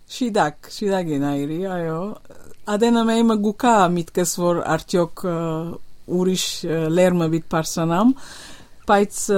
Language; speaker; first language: Armenian; early bilingual, heritage; Armenian